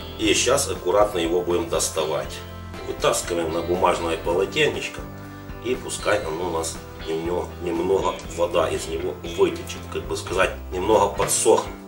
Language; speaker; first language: Russian; non-native, local second language; Ukrainian